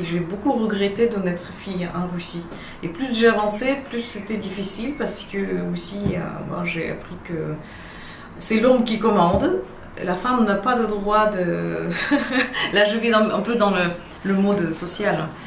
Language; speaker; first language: French; non-native, fluent; Russian